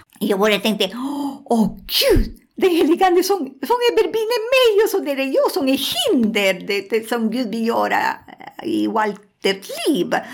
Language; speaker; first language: Swedish; non-native, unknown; Spanish